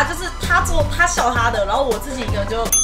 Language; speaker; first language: Chinese; native; Chinese